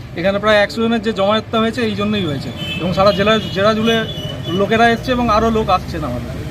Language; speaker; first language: Bangla; native; Bangla